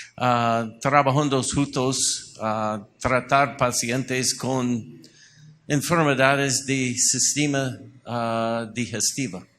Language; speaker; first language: Spanish; non-native, learner; English